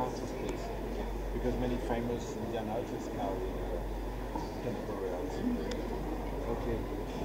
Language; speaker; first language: English; non-native, learner; French